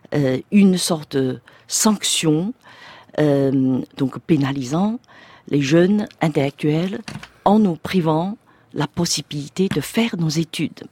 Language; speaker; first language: French; non-native, fluent; Chinese